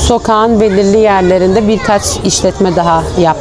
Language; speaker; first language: Turkish; early bilingual, heritage; Turkish